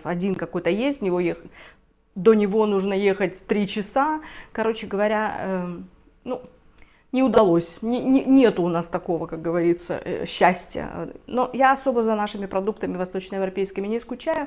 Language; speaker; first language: Russian; native; Russian